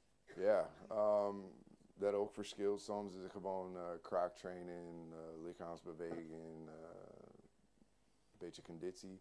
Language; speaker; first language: Dutch; non-native, learner; English